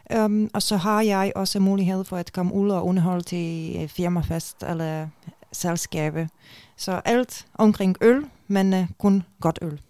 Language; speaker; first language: Danish; non-native, fluent; Czech